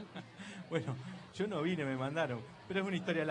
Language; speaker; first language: Spanish; native; Spanish